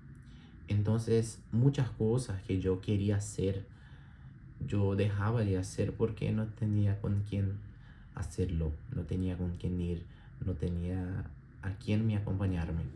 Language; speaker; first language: Spanish; non-native, learner; Portuguese